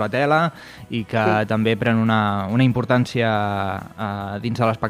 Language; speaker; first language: Catalan; native; Catalan